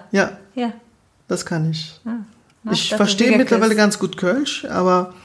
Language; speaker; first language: German; early bilingual, other home language; Portuguese